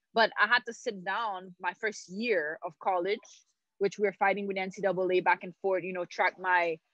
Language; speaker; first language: English; non-native, fluent; Haitian Creole